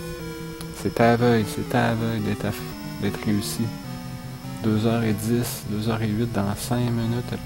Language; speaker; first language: French; native; French